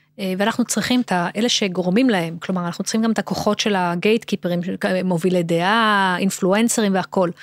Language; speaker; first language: Hebrew; native; Hebrew